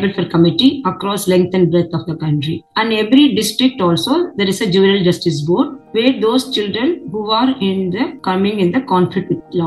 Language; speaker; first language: English; non-native, local second language; Tamil